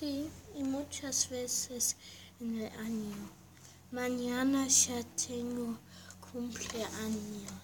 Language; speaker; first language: Spanish; early bilingual, heritage; Spanish